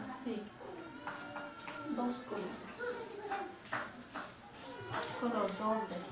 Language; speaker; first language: Spanish; non-native, fluent; English